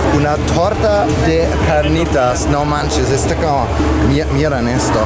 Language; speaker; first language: Spanish; non-native, fluent; German